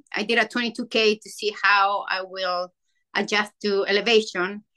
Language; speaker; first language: English; non-native, fluent; Spanish